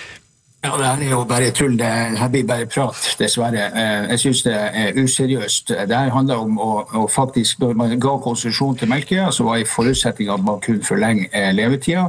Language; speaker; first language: Norwegian; native; Norwegian